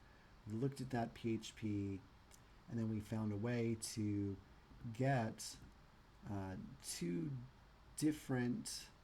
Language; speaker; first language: English; native; English